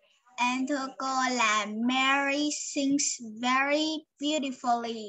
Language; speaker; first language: Vietnamese; native; Vietnamese